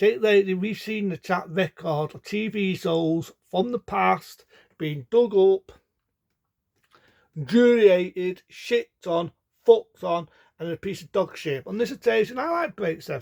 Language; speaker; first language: English; native; English